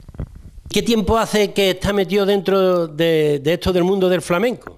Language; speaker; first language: Spanish; native; Spanish